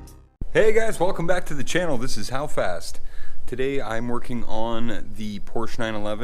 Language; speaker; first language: English; native; English